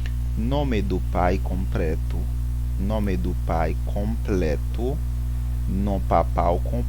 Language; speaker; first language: Portuguese; non-native, fluent; Haitian Creole